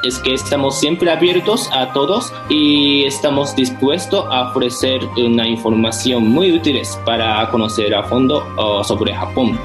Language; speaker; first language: Spanish; non-native, fluent; Japanese